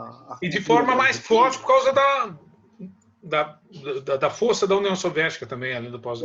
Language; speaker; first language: Portuguese; native; Portuguese